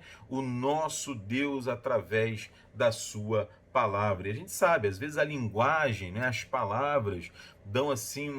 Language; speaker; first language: Portuguese; native; Portuguese